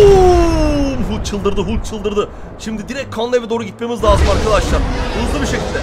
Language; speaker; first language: Turkish; native; Turkish